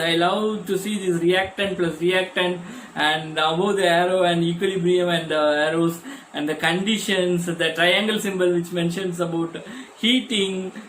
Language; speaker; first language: English; non-native, local second language; Tamil